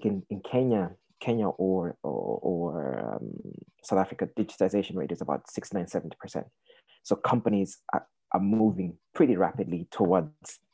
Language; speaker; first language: English; non-native, local second language; Shona